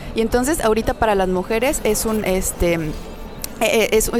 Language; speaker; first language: Spanish; native; Spanish